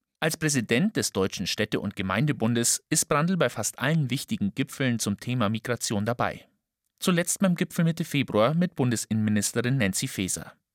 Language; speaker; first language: German; native; German